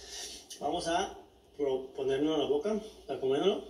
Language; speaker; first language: Spanish; native; Spanish